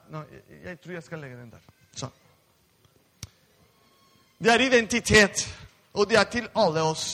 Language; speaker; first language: Norwegian; non-native, fluent; Spanish